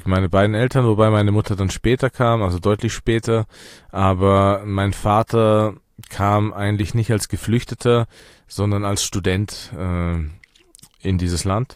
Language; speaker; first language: German; early bilingual, other home language; Persian